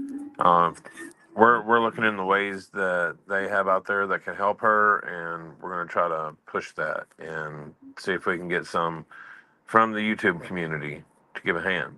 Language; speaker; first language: English; native; English